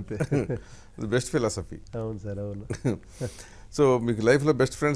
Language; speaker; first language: Telugu; native; Telugu